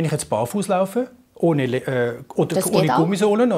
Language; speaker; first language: German; native; German